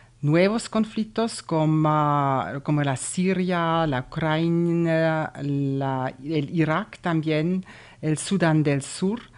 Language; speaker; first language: Spanish; non-native, learner; German